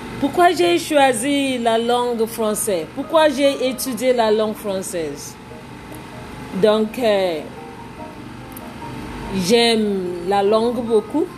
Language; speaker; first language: French; non-native, fluent; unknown